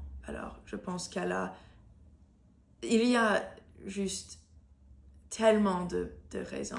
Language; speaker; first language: French; non-native, learner; English